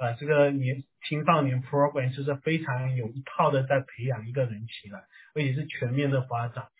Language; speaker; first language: Chinese; native; Chinese